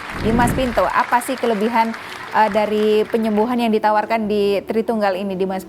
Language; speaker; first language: Indonesian; native; Indonesian